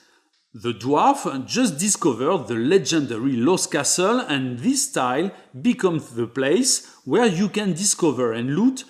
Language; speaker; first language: English; non-native, fluent; French